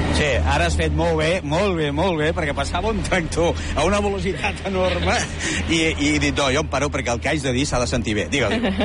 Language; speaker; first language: Catalan; native; Catalan